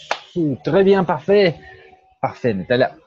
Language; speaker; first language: French; non-native, learner; Portuguese